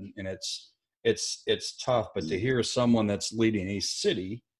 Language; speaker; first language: English; native; English